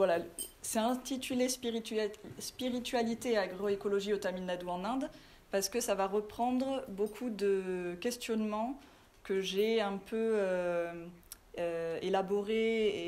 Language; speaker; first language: French; native; French